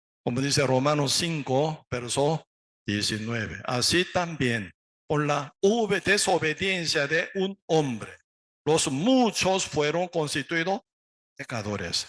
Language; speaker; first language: Spanish; non-native, learner; Korean